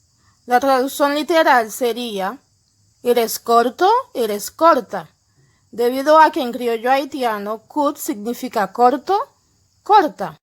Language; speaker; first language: Spanish; non-native, fluent; Haitian Creole